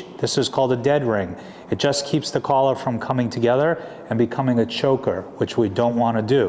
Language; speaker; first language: English; native; English